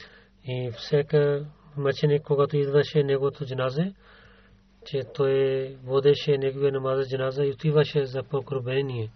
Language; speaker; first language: Bulgarian; non-native, learner; Urdu